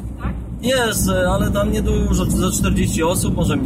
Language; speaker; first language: Polish; native; Polish